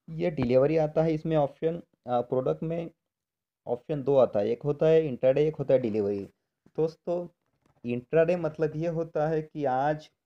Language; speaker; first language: Hindi; non-native, local second language; Marathi